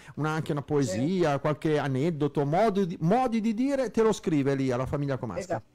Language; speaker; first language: Italian; native; Italian